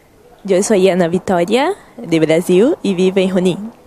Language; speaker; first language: Spanish; non-native, learner; Portuguese